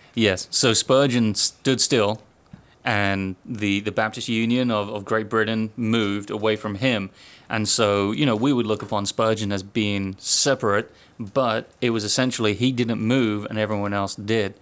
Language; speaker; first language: English; native; English